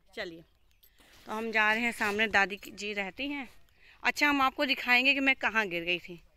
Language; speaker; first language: Hindi; native; Hindi